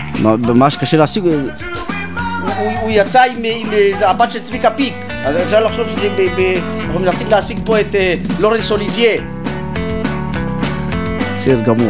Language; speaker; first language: Hebrew; native; Hebrew